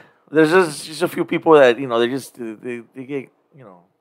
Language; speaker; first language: English; early bilingual, other home language; Spanish